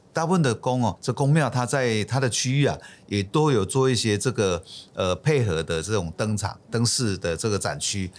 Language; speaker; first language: Chinese; native; Chinese